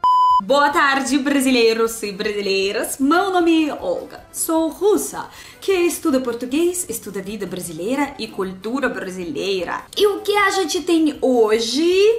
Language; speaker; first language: Portuguese; non-native, learner; Russian